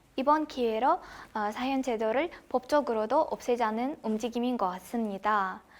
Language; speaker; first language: Korean; non-native, fluent; Kazakh